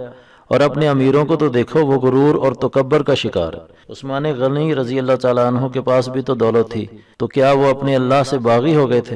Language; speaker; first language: Urdu; native; Urdu